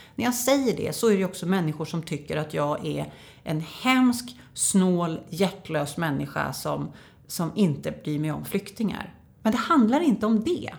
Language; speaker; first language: Swedish; native; Swedish